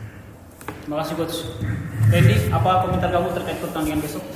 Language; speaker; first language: Indonesian; native; Indonesian